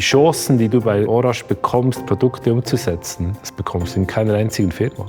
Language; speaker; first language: German; native; German